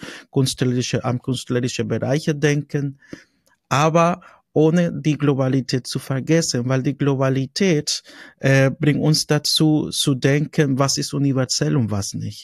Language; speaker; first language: German; non-native, fluent; Spanish